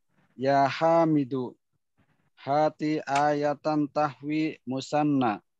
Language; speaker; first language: Arabic; non-native, learner; Indonesian